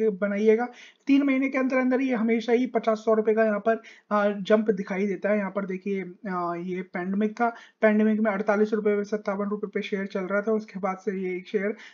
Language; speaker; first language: Hindi; native; Hindi